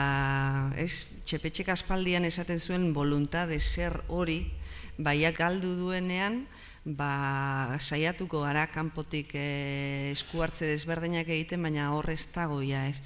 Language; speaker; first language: Basque; native; Basque